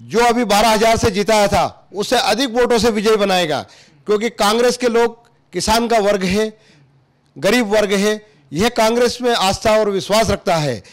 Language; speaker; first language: Hindi; native; Hindi